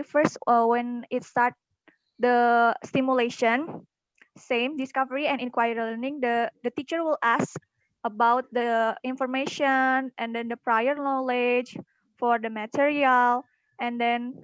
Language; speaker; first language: English; non-native, learner; Indonesian